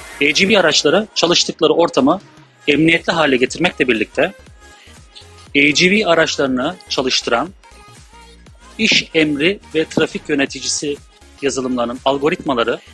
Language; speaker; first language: Turkish; native; Turkish